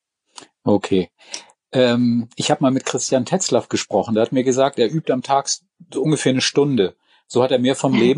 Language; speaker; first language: German; native; German